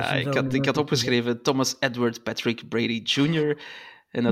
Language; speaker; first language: Dutch; native; Dutch